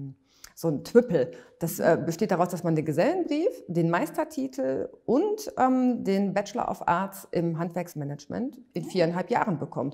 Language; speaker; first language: German; native; German